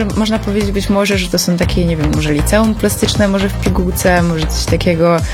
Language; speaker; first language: Polish; native; Polish